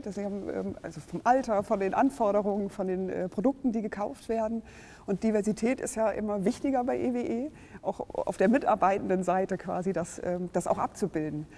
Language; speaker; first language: German; native; German